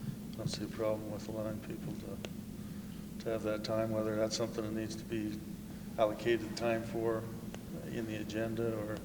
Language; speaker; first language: English; native; English